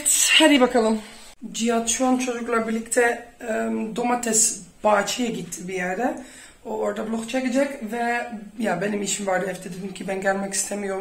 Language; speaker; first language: Turkish; early bilingual, heritage; Dutch